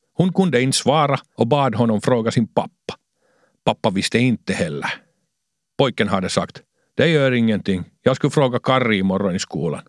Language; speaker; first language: Swedish; non-native, local second language; Finnish